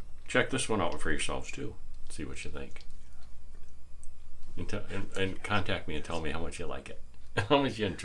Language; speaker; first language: English; native; English